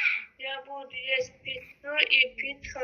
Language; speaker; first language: Russian; non-native, learner; Azerbaijani